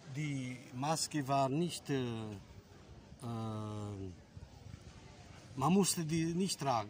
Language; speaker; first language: German; non-native, fluent; Romanian